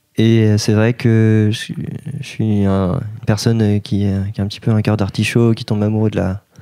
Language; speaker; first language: French; native; French